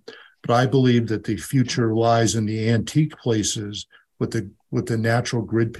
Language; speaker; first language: English; native; English